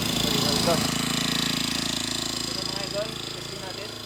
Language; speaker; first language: Filipino; native; Filipino